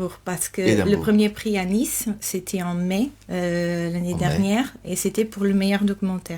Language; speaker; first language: French; non-native, fluent; Portuguese